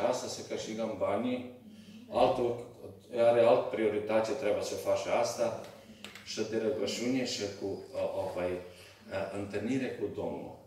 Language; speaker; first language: Romanian; non-native, learner; Serbian